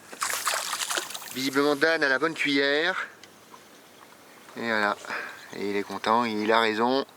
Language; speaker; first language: French; native; French